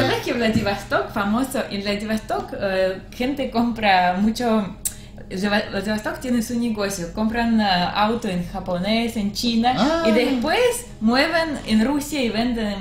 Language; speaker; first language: Spanish; non-native, learner; Russian